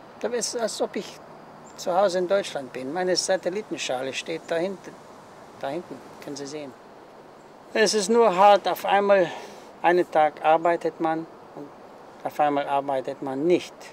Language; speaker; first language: German; early bilingual, heritage; German